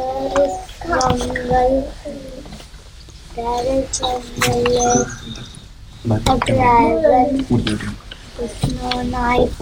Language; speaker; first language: English; non-native, learner; Hindi